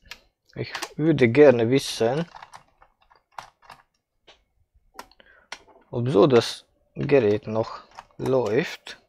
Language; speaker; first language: German; non-native, fluent; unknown